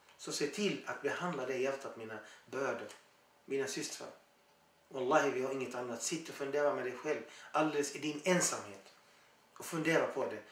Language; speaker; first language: Swedish; non-native, fluent; Arabic